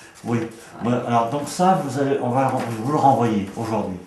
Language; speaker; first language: French; native; French